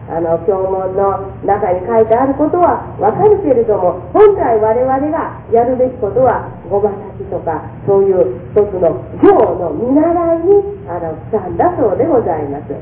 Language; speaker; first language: Japanese; native; Japanese